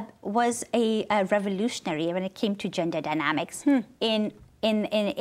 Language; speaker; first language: English; non-native, local second language; Urdu